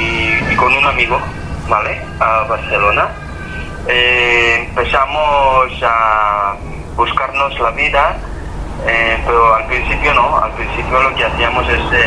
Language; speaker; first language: Spanish; non-native, fluent; Hebrew